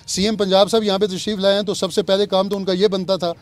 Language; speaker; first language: Urdu; native; Urdu